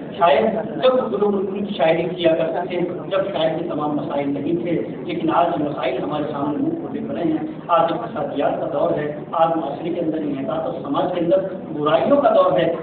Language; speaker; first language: Urdu; native; Urdu